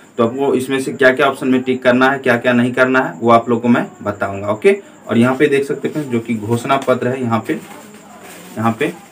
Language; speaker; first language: Hindi; native; Hindi